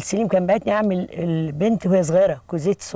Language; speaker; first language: Arabic; native; Arabic